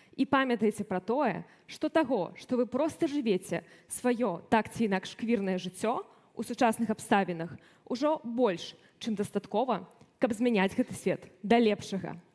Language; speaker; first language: Belarusian; native; Belarusian